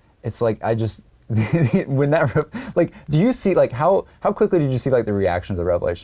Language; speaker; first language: English; native; English